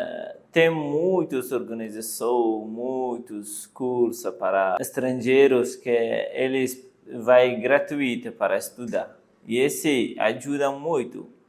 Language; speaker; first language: Portuguese; non-native, learner; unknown